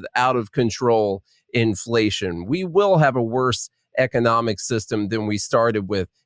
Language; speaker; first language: English; native; English